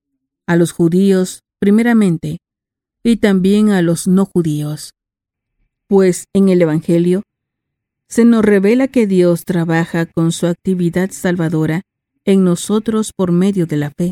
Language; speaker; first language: Spanish; native; Spanish